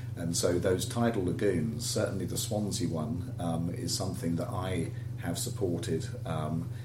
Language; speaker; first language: English; native; English